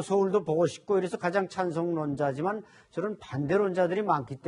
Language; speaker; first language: Korean; native; Korean